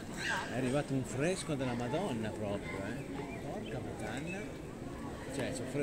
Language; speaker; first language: Italian; native; Italian